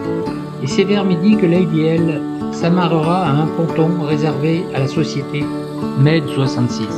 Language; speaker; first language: French; native; French